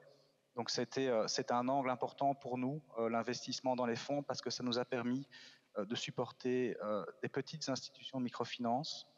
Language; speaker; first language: French; native; French